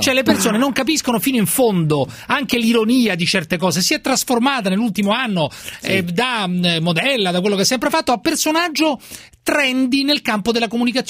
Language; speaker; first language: Italian; native; Italian